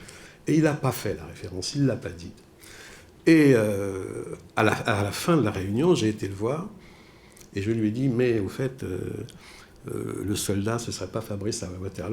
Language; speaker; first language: French; native; French